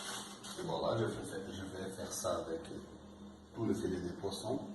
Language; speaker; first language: French; non-native, learner; Portuguese